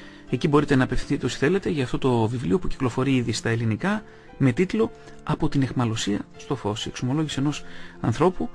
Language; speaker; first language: Greek; native; Greek